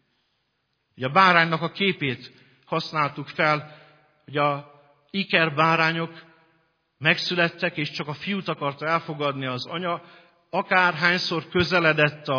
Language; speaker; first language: Hungarian; native; Hungarian